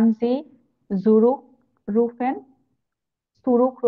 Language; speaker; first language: German; non-native, learner; Bangla